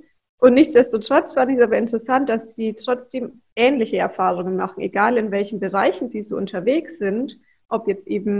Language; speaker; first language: German; native; German